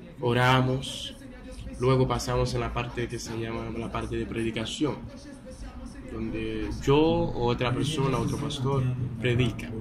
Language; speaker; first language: Spanish; non-native, fluent; Haitian Creole